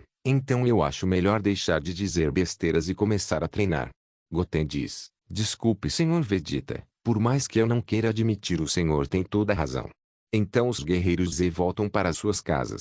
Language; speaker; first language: Portuguese; native; Portuguese